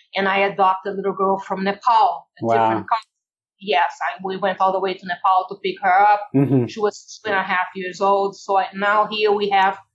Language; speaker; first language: English; non-native, fluent; Portuguese